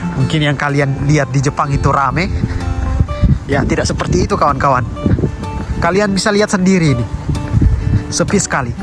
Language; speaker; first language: Indonesian; native; Indonesian